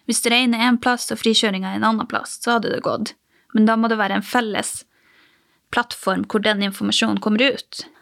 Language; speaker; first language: Norwegian; native; Norwegian